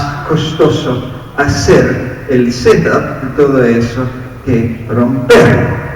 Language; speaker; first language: Spanish; non-native, fluent; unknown